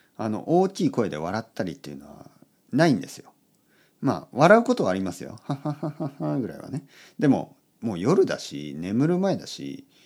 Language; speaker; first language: Japanese; native; Japanese